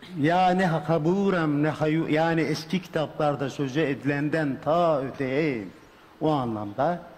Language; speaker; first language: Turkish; non-native, fluent; Persian